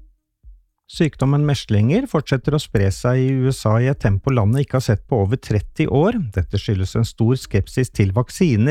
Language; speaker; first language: Norwegian; native; Norwegian